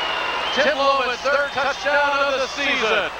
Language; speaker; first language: English; native; English